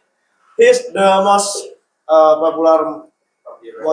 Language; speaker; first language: English; non-native, learner; Indonesian